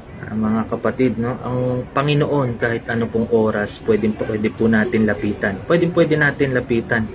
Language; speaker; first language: Filipino; native; Filipino